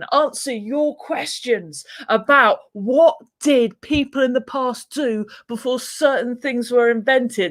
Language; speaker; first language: English; native; English